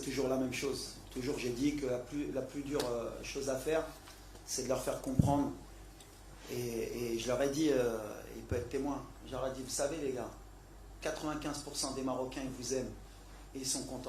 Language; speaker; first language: French; native; French